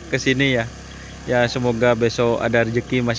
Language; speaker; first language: Indonesian; non-native, local second language; Madurese